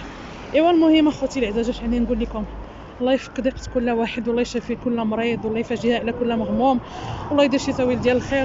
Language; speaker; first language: Arabic; native; Arabic